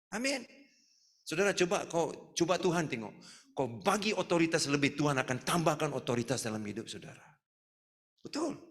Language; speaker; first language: Malay; non-native, local second language; Tamil